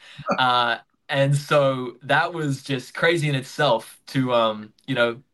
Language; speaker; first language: English; native; English